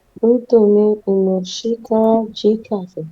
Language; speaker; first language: Portuguese; non-native, learner; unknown